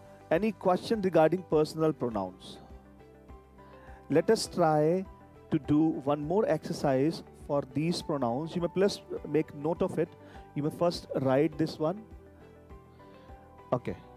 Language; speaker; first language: English; non-native, local second language; Hindi